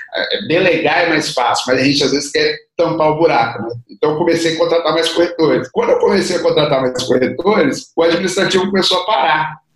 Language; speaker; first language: Portuguese; native; Portuguese